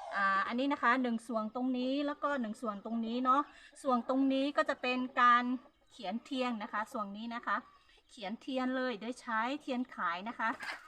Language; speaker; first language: Thai; non-native, local second language; Hmong